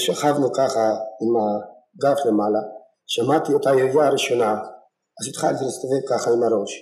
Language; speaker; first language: Hebrew; non-native, fluent; Yiddish